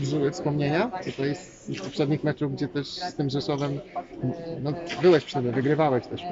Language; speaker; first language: Polish; native; Polish